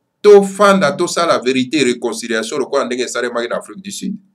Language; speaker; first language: French; non-native, local second language; Lingala